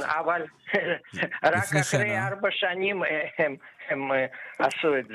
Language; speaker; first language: Hebrew; non-native, fluent; Russian